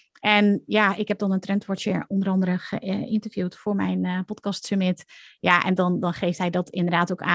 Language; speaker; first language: Dutch; native; Dutch